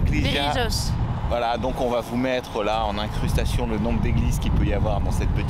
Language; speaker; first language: French; native; French